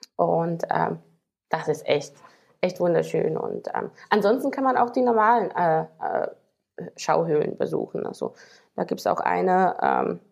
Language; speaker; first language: German; non-native, fluent; Slovak